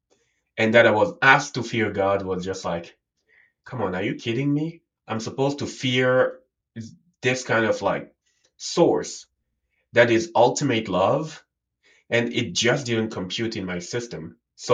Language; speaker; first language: English; non-native, local second language; French